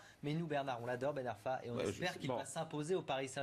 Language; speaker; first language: French; native; French